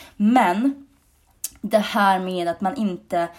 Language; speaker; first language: Swedish; early bilingual, other home language; Hungarian